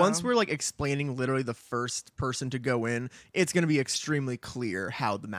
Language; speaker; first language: English; native; English